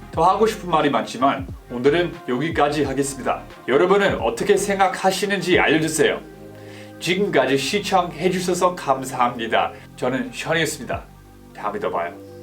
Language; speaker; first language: Korean; non-native, fluent; English